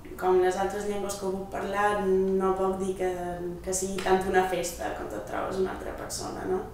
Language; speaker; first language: Catalan; non-native, local second language; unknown